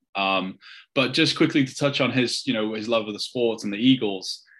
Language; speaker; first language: English; native; English